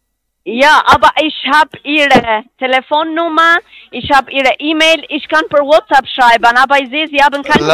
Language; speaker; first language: German; non-native, learner; Spanish